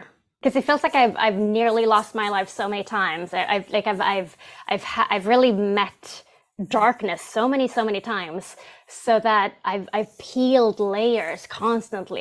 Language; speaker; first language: English; non-native, fluent; Swedish